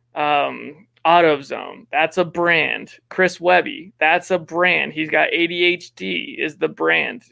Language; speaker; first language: English; native; English